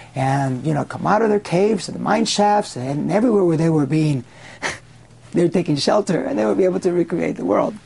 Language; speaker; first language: English; non-native, fluent; Spanish